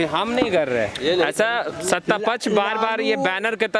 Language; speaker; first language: Hindi; native; Hindi